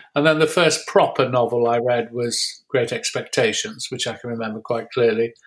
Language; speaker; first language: English; native; English